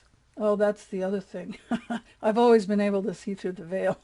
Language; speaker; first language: English; native; English